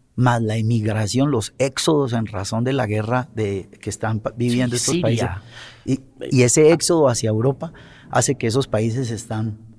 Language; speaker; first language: Spanish; native; Spanish